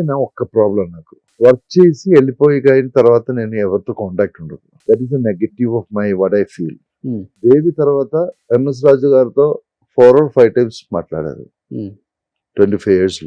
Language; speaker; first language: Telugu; non-native, fluent; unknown